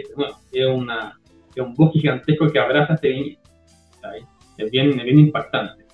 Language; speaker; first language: Spanish; native; Spanish